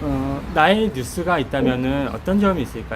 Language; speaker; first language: Korean; native; Korean